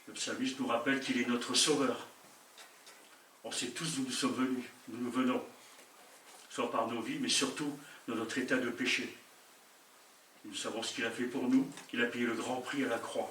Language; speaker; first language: French; native; French